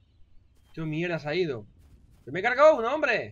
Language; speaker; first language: Spanish; native; Spanish